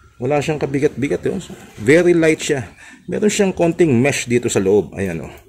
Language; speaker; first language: Filipino; native; Filipino